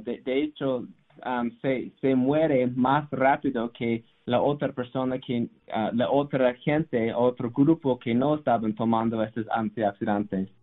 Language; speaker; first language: Spanish; non-native, learner; English